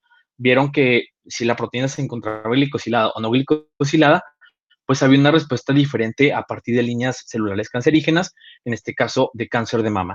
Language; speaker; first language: Spanish; native; Spanish